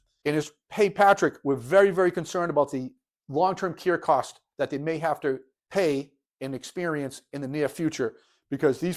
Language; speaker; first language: English; native; English